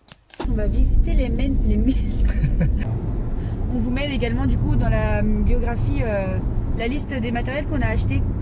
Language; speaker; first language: French; native; French